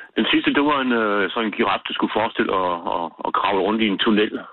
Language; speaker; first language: Danish; native; Danish